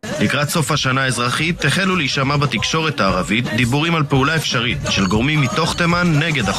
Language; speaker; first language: Hebrew; native; Hebrew